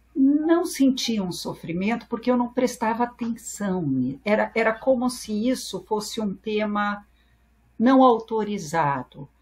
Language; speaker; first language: Portuguese; early bilingual, other home language; French